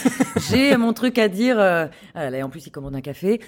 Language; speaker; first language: French; native; French